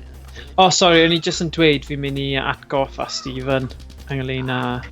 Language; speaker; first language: Welsh; native; Welsh